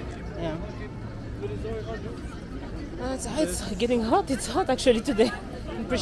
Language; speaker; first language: English; non-native, learner; French